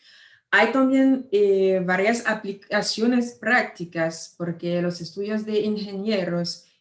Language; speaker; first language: Spanish; non-native, fluent; French